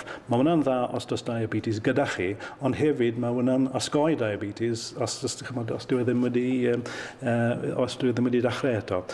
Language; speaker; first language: Welsh; native; Welsh